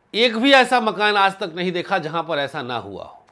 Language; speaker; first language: Hindi; native; Hindi